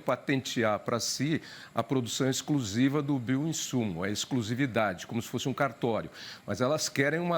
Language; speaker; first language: Portuguese; native; Portuguese